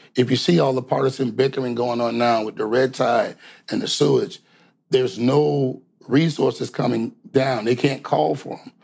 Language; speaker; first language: English; native; English